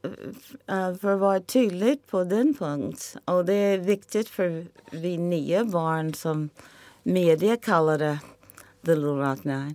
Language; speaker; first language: Swedish; non-native, fluent; English